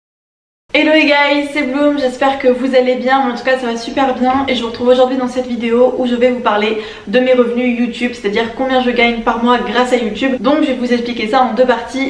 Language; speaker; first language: French; native; French